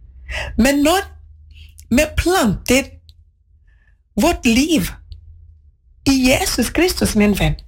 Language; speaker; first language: Norwegian; non-native, fluent; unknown